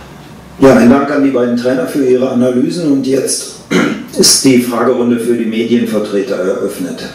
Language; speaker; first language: German; native; German